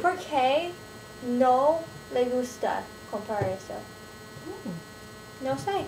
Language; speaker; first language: Spanish; non-native, learner; English